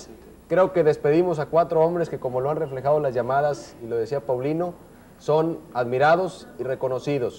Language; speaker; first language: Spanish; native; Spanish